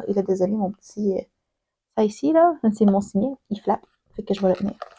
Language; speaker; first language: French; native; French